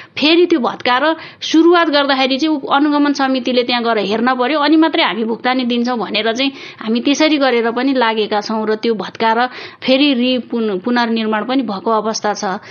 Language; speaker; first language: Nepali; native; Nepali